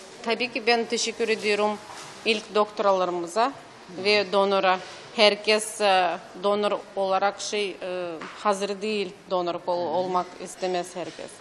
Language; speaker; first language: Turkish; non-native, learner; Russian